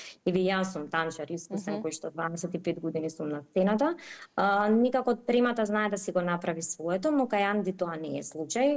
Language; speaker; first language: Macedonian; native; Macedonian